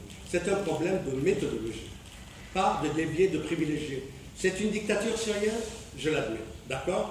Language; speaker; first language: French; native; French